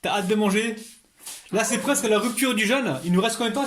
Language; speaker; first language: French; native; French